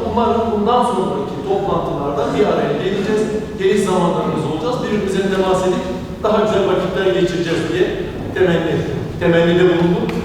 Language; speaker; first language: Turkish; non-native, local second language; Romany